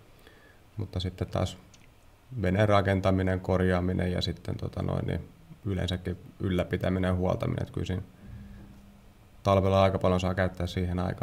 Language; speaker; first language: Finnish; native; Finnish